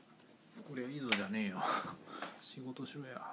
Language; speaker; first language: Japanese; native; Japanese